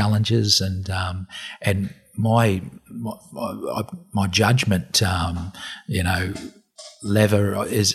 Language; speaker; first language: English; native; English